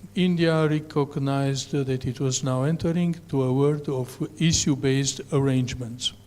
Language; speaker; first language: English; non-native, fluent; Romanian